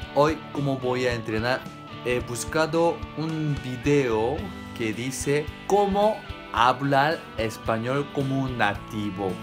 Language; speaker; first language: Spanish; non-native, fluent; Korean